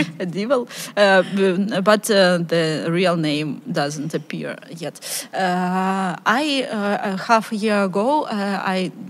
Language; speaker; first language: English; non-native, learner; Ukrainian